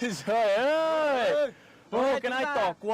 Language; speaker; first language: Vietnamese; non-native, learner; English